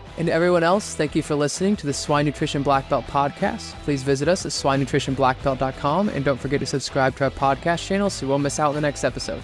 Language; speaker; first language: English; native; English